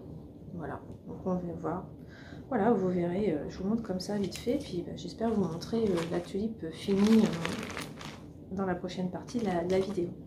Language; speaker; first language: French; native; French